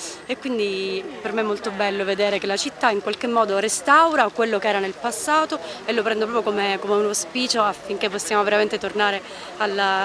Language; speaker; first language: Italian; native; Italian